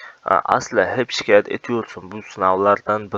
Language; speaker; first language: Turkish; non-native, fluent; Uzbek